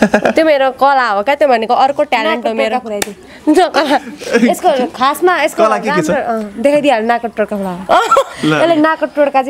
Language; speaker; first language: Nepali; native; Nepali